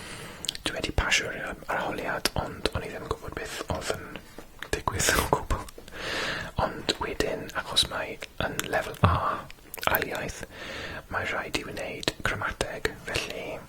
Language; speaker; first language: Welsh; non-native, local second language; English